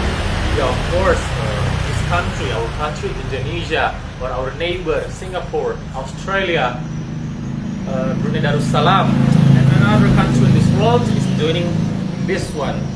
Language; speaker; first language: English; non-native, learner; Indonesian